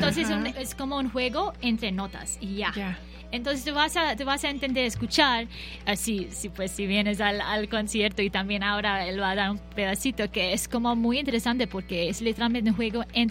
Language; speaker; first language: Spanish; non-native, fluent; Bangla